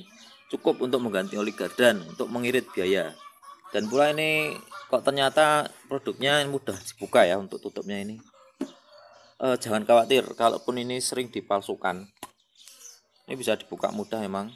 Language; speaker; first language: Indonesian; native; Indonesian